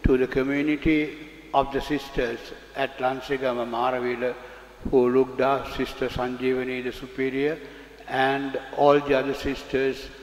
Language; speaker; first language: English; non-native, local second language; Sinhala